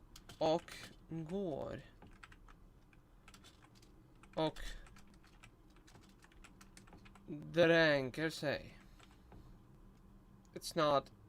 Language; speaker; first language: Swedish; non-native, learner; Russian